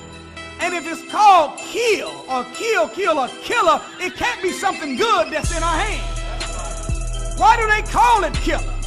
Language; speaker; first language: English; native; English